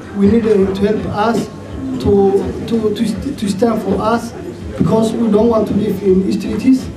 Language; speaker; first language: English; non-native, learner; Somali